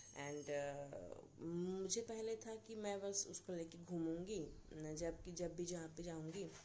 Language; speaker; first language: Hindi; non-native, local second language; Bangla